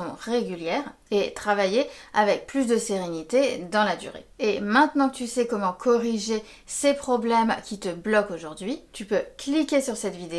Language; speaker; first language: French; native; French